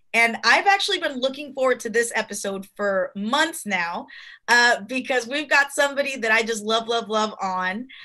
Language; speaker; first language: English; early bilingual, other home language; Spanish